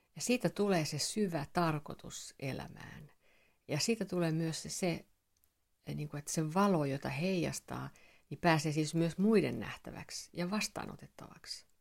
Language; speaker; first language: Finnish; non-native, local second language; Swedish